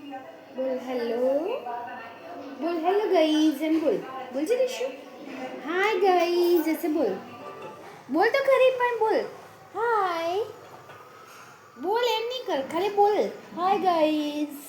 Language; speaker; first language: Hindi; non-native, local second language; Gujarati